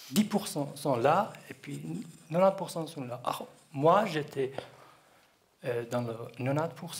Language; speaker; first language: French; non-native, learner; Kurdish